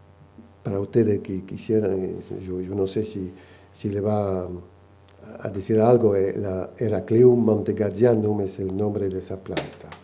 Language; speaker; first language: Spanish; non-native, fluent; French